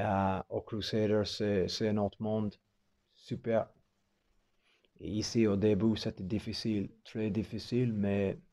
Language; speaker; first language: French; non-native, fluent; English